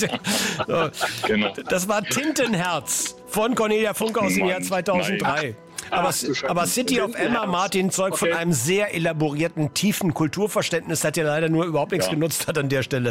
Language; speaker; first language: German; native; German